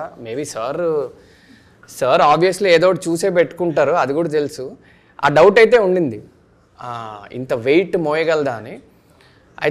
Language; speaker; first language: Telugu; native; Telugu